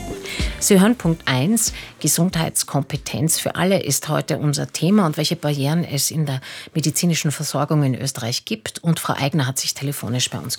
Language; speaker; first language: German; native; German